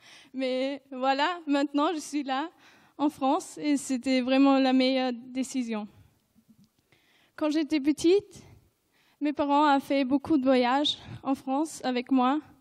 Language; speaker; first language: French; non-native, fluent; German